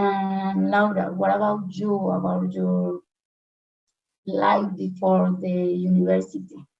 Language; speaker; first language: English; non-native, learner; Spanish